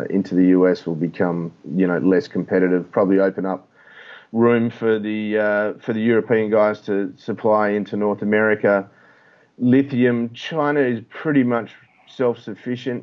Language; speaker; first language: English; native; English